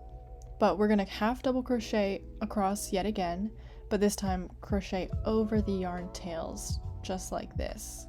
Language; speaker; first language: English; native; English